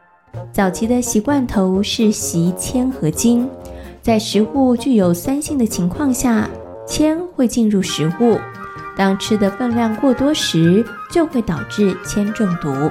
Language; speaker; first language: Chinese; native; Chinese